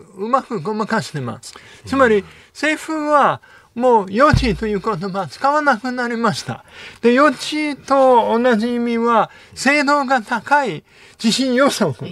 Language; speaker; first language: Japanese; non-native, fluent; English